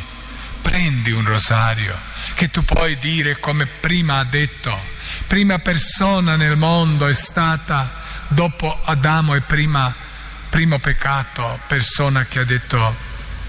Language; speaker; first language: Italian; non-native, fluent; Croatian